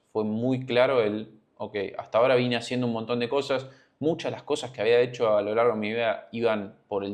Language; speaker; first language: Spanish; native; Spanish